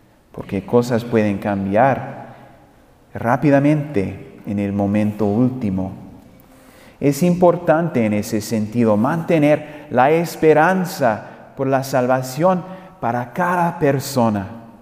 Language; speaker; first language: Spanish; non-native, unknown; English